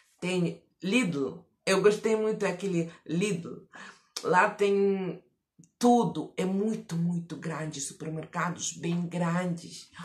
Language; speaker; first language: Portuguese; non-native, fluent; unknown